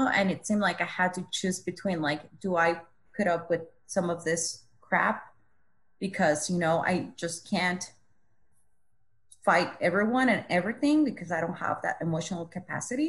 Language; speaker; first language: English; non-native, fluent; Spanish